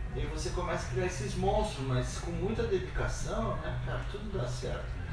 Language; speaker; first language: Portuguese; native; Portuguese